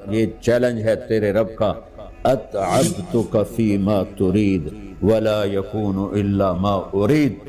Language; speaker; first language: Urdu; non-native, local second language; Punjabi